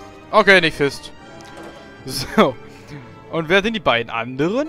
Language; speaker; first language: German; native; German